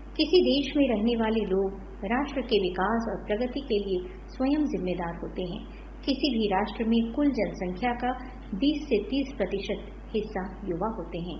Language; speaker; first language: Hindi; native; Hindi